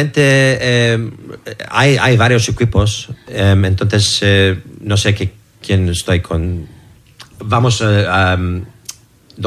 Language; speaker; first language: Spanish; non-native, learner; English